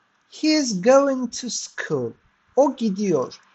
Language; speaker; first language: English; non-native, fluent; Turkish